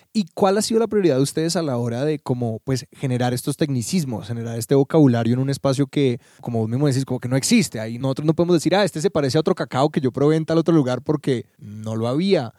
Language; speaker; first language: Spanish; native; Spanish